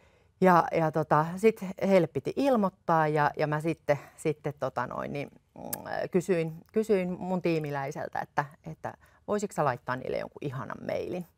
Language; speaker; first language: Finnish; native; Finnish